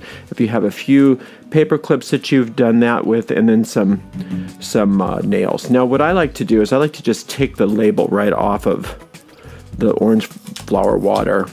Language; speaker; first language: English; native; English